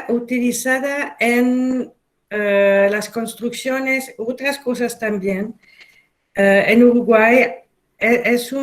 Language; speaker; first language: Spanish; non-native, fluent; French